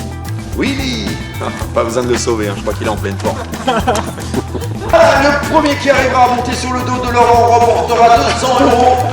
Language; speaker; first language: French; native; French